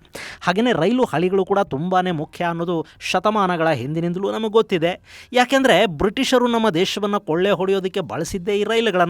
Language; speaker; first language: Kannada; native; Kannada